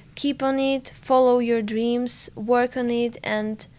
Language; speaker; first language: English; non-native, fluent; Ukrainian